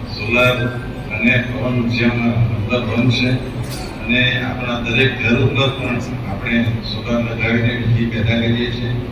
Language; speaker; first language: Gujarati; native; Gujarati